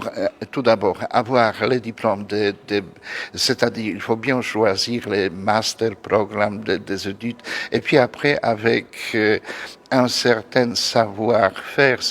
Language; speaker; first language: French; non-native, fluent; Polish